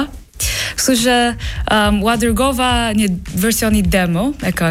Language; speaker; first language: Albanian; non-native, fluent; English